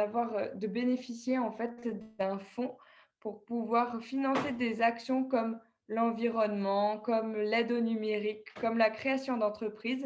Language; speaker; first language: French; native; French